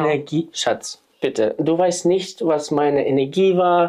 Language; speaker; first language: German; non-native, fluent; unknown